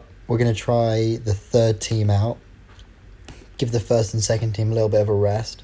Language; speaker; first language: English; native; English